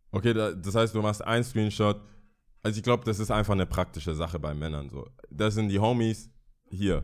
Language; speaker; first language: German; early bilingual, other home language; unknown